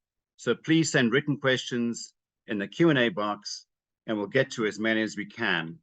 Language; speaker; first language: English; native; English